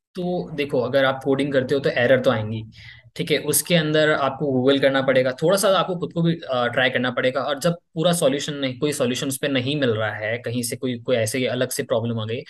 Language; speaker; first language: Hindi; native; Hindi